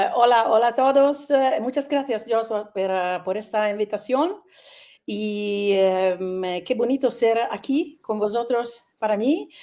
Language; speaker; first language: Spanish; non-native, learner; Italian